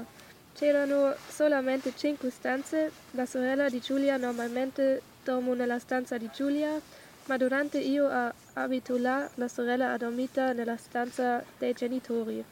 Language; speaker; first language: Italian; non-native, learner; German